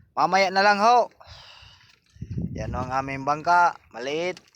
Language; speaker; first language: Filipino; non-native, local second language; Bikol